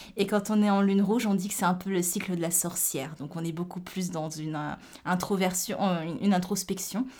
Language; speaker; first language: French; native; French